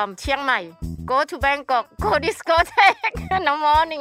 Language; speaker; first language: English; non-native, learner; Thai